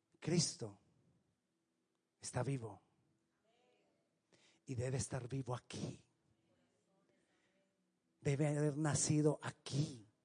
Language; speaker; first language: Spanish; native; Spanish